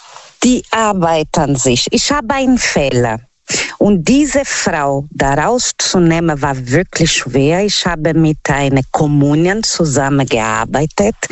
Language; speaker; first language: German; non-native, learner; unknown